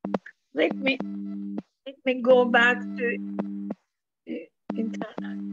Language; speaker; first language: English; non-native, fluent; Turkish